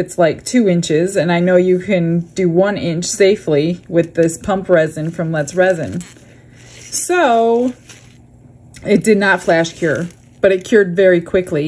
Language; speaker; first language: English; native; English